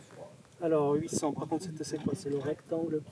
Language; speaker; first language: French; native; French